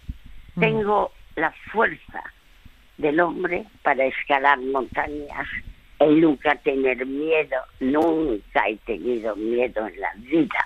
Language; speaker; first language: Spanish; early bilingual, other home language; French